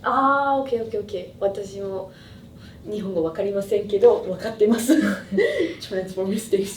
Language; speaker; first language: Japanese; non-native, learner; English